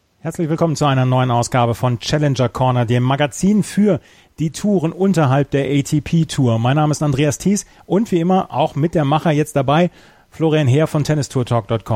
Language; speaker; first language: German; native; German